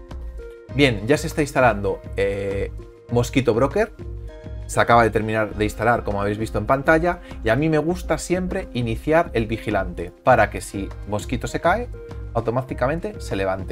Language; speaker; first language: Spanish; native; Spanish